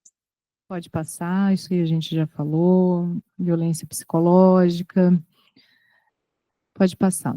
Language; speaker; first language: Portuguese; native; Portuguese